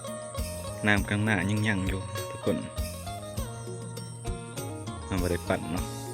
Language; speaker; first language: Thai; non-native, local second language; Northeastern Thai